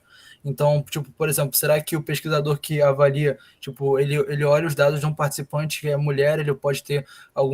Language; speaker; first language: Portuguese; native; Portuguese